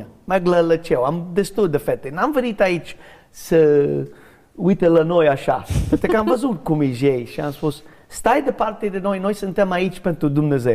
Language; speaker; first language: Romanian; non-native, learner; English